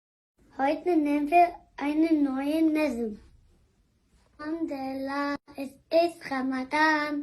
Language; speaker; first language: German; early bilingual, other home language; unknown